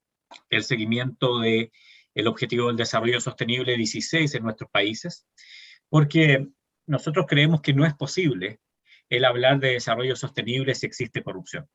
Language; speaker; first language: Spanish; native; Spanish